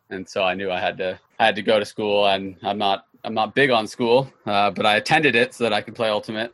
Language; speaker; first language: English; native; English